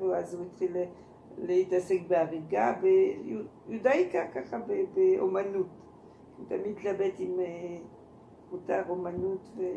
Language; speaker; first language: Hebrew; non-native, fluent; French